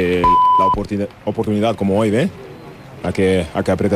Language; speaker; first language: Spanish; non-native, learner; German